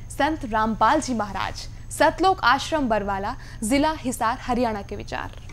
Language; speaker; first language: Hindi; native; Hindi